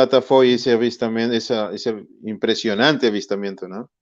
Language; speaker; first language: Portuguese; non-native, fluent; Spanish